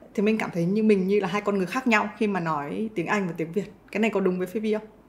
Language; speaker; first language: Vietnamese; native; Vietnamese